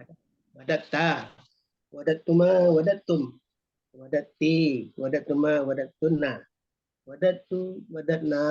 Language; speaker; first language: Arabic; non-native, learner; Indonesian